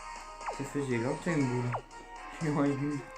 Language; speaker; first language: French; native; French